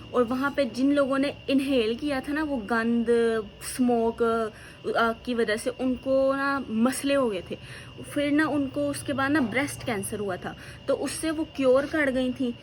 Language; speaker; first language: Hindi; native; Hindi